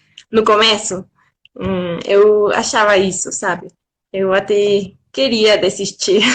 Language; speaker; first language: Portuguese; non-native, fluent; Spanish